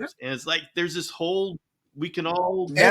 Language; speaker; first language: English; native; English